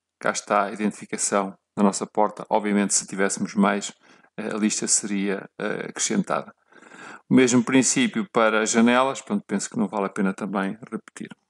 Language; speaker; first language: Portuguese; native; Portuguese